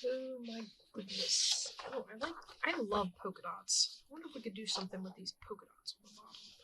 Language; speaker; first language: English; native; English